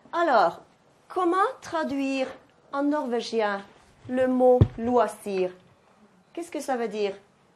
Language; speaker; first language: French; non-native, fluent; Norwegian